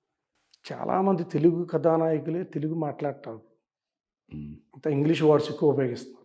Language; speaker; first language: Telugu; native; Telugu